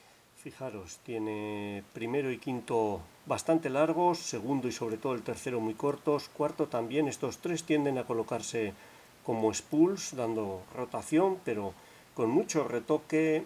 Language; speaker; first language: Spanish; native; Spanish